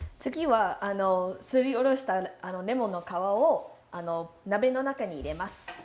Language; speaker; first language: Japanese; non-native, fluent; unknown